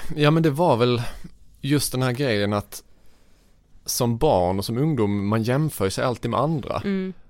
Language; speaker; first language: Swedish; native; Swedish